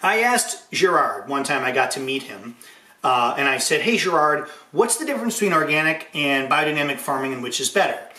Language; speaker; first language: English; native; English